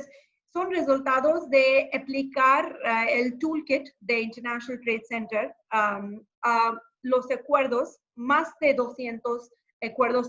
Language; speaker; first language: Spanish; non-native, fluent; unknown